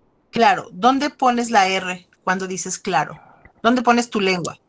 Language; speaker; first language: Spanish; native; Spanish